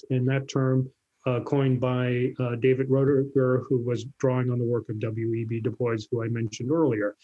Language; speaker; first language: English; native; English